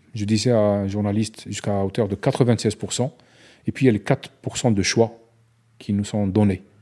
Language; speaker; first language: French; non-native, local second language; Arabic